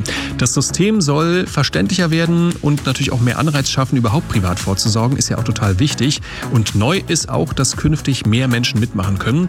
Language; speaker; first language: German; native; German